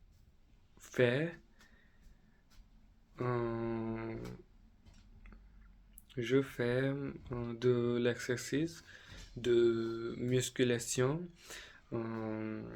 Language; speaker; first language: French; non-native, learner; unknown